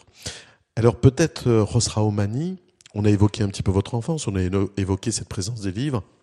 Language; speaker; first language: French; native; French